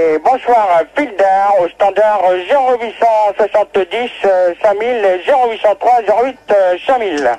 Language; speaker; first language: French; native; French